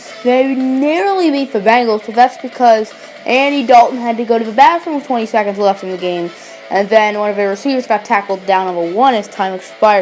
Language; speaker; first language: English; native; English